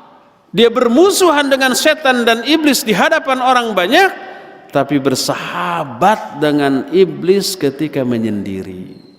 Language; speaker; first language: Indonesian; native; Indonesian